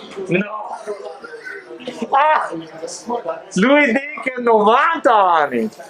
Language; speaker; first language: Italian; non-native, learner; English